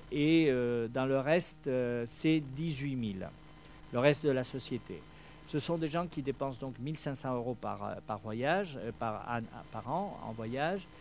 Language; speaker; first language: French; non-native, fluent; Spanish